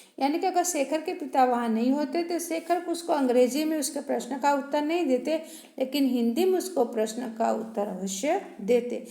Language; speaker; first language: Hindi; native; Hindi